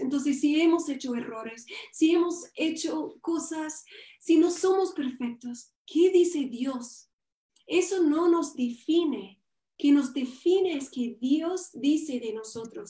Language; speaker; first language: Spanish; non-native, fluent; English